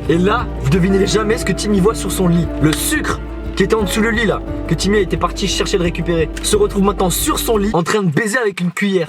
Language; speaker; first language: French; native; French